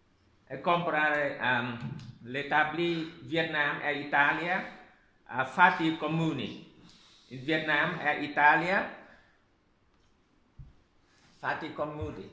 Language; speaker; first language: Italian; non-native, learner; Vietnamese